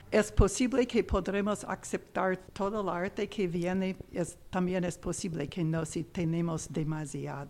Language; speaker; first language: Spanish; non-native, learner; English